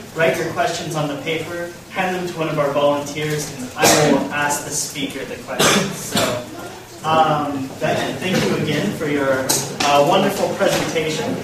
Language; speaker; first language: English; native; English